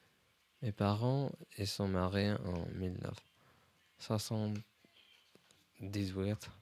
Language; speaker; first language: French; non-native, learner; English